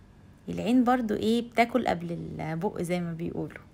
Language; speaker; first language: Arabic; native; Arabic